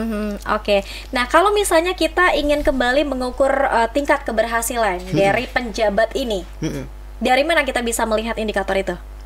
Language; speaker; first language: Indonesian; native; Indonesian